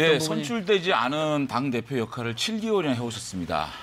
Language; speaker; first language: Korean; native; Korean